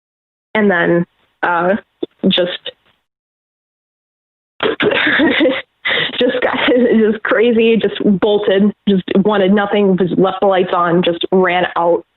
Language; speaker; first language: English; native; English